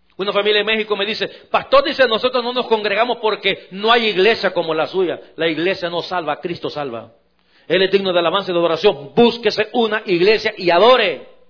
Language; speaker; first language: Spanish; native; Spanish